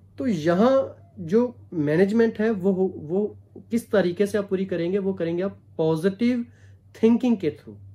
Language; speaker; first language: Hindi; non-native, local second language; Punjabi